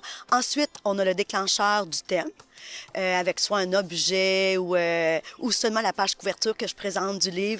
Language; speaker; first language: French; native; French